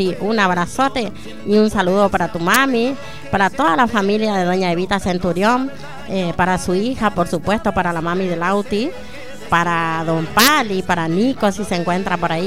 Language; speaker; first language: Spanish; native; Spanish